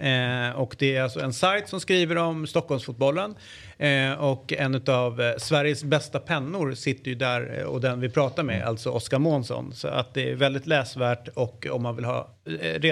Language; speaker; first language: Swedish; native; Swedish